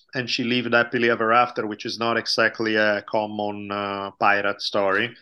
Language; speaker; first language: English; non-native, fluent; Italian